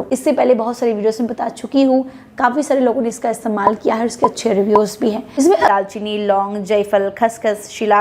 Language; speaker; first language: Hindi; native; Hindi